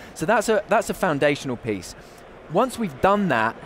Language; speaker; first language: English; native; English